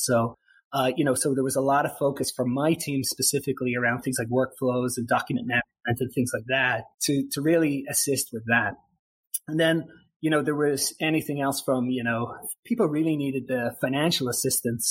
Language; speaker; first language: English; native; English